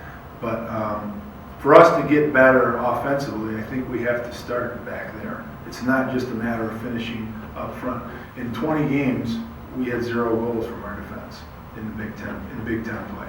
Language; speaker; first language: English; native; English